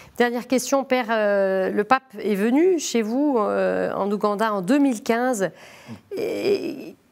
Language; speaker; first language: French; native; French